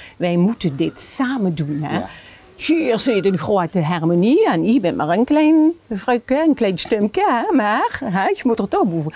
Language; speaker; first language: Dutch; native; Dutch